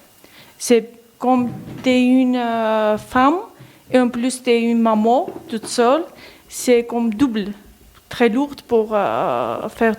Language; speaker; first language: French; non-native, learner; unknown